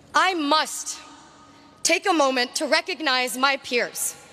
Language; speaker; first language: English; native; English